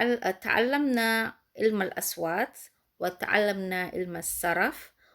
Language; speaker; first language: Arabic; non-native, fluent; Indonesian